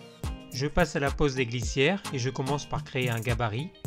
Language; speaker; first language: French; native; French